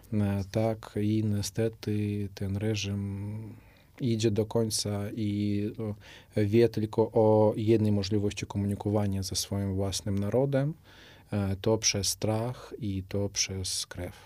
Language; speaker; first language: Polish; non-native, fluent; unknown